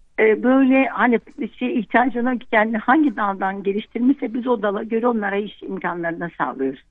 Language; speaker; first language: Turkish; non-native, local second language; Kurdish